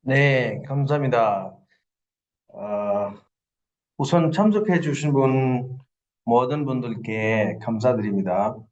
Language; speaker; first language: Korean; non-native, fluent; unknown